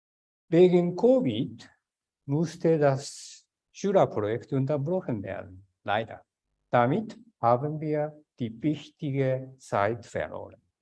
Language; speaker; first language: German; non-native, fluent; Japanese